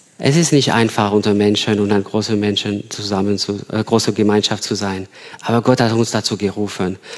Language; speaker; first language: German; non-native, fluent; French